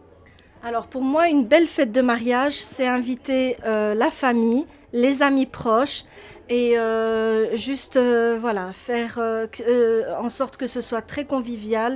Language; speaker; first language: French; early bilingual, other home language; Arabic